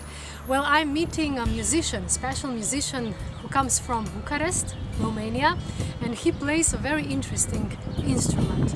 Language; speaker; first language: English; non-native, fluent; Slovenian